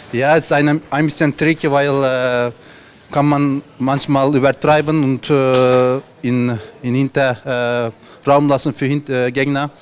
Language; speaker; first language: German; non-native, learner; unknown